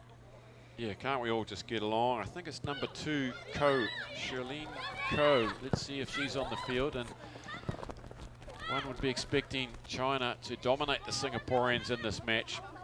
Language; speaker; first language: English; native; English